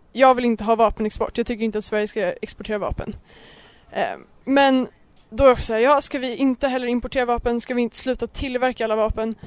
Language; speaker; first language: Swedish; native; Swedish